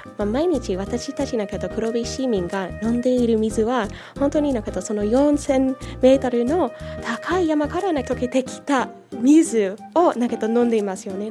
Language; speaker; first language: Japanese; non-native, fluent; English